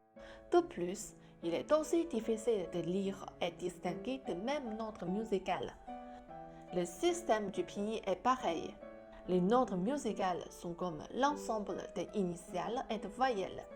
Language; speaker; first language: French; non-native, fluent; Chinese